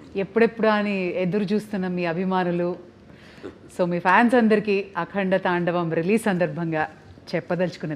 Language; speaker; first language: Telugu; native; Telugu